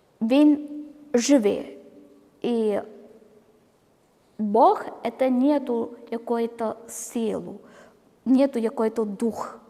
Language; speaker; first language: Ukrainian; non-native, learner; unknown